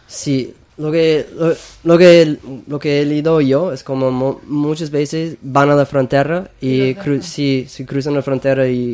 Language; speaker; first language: Spanish; non-native, fluent; English